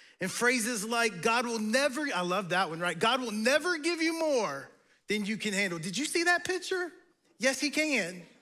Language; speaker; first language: English; native; English